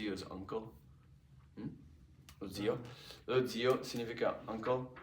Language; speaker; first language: Italian; non-native, fluent; English